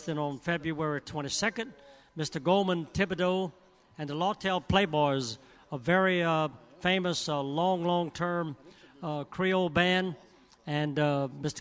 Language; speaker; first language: English; early bilingual, other home language; French